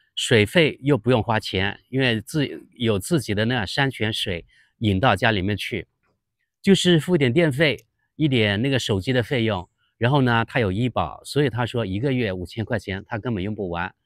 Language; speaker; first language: Chinese; native; Chinese